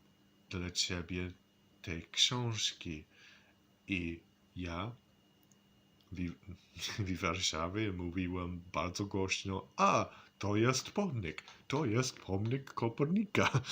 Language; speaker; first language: Polish; non-native, learner; English